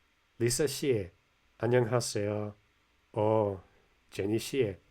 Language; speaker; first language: Korean; non-native, learner; English